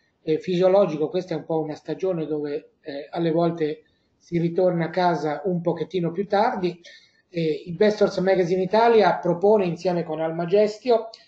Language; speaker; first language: Italian; native; Italian